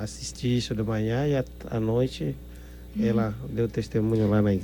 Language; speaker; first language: Portuguese; non-native, fluent; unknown